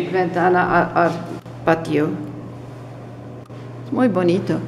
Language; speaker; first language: Spanish; non-native, learner; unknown